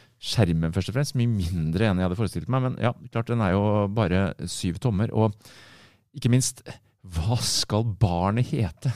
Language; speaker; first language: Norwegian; native; Norwegian